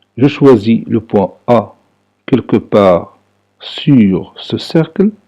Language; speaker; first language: French; non-native, local second language; Arabic